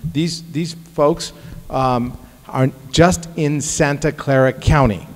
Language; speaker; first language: English; early bilingual, other home language; Arabic